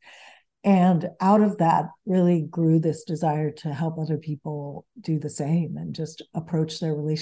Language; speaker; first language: English; early bilingual, other home language; Spanish